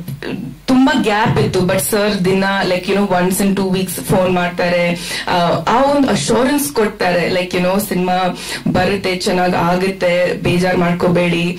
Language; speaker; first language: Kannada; non-native, fluent; Malayalam